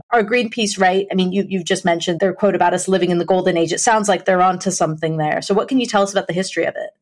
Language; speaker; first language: English; native; English